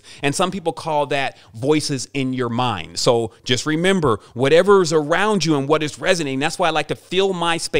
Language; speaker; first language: English; native; English